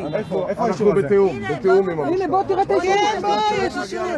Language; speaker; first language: Hebrew; native; Hebrew